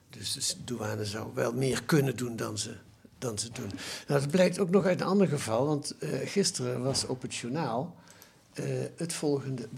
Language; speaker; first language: Dutch; native; Dutch